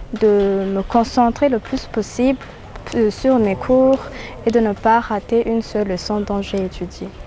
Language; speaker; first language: French; non-native, local second language; Rundi